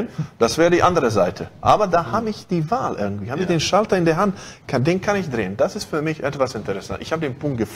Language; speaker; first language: German; non-native, fluent; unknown